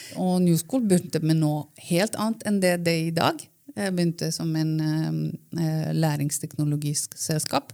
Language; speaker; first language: Norwegian; non-native, fluent; Romanian